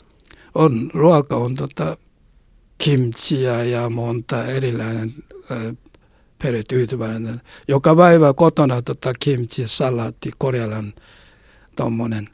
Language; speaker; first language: Finnish; non-native, learner; Korean